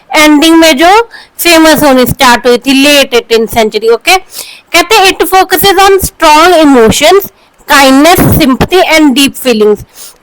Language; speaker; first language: Hindi; non-native, local second language; Punjabi